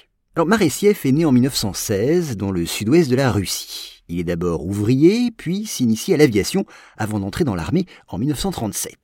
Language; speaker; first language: French; native; French